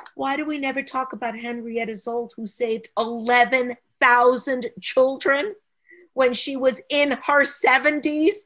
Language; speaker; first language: English; native; English